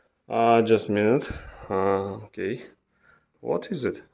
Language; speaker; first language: English; non-native, learner; Russian